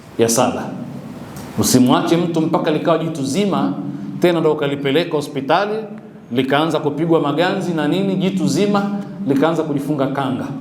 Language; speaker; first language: Swahili; native; Swahili